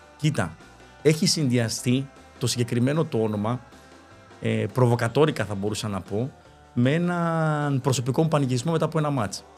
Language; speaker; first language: Greek; early bilingual, other home language; Spanish